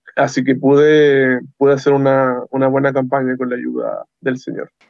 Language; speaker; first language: Spanish; native; Spanish